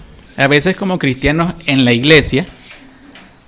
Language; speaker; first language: Spanish; native; Spanish